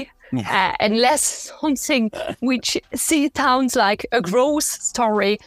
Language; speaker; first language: English; non-native, fluent; French